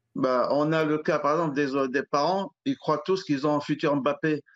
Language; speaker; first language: French; native; French